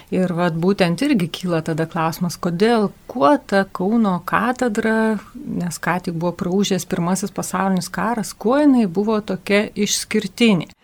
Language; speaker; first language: Lithuanian; native; Lithuanian